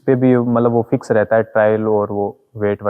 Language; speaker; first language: Hindi; native; Hindi